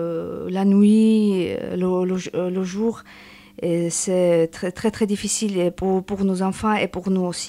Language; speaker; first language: French; non-native, learner; Georgian